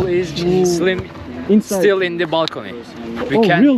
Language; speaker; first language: English; non-native, learner; Thai